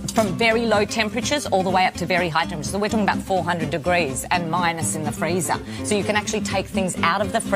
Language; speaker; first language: English; native; English